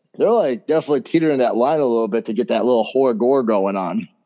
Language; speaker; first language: English; native; English